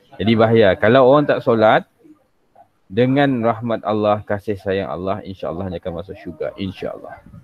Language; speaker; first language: Malay; native; Malay